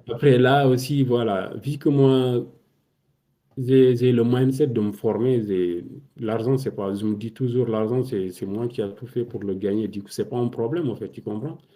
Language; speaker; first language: French; non-native, local second language; Wolof